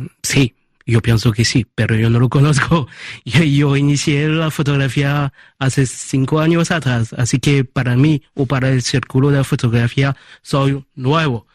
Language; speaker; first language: Spanish; early bilingual, heritage; Spanish